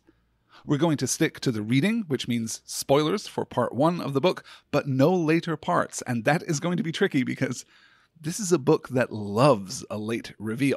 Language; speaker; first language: English; native; English